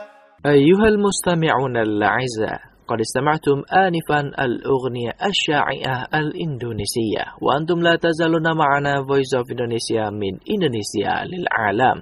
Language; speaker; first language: Arabic; non-native, fluent; Indonesian